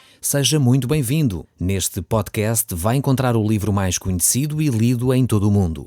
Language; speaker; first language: Portuguese; native; Portuguese